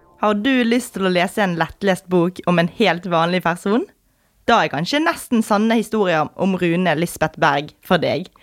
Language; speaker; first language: Norwegian; native; Norwegian